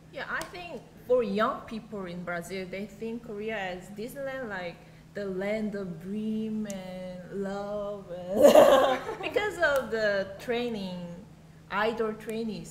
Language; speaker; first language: English; non-native, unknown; Korean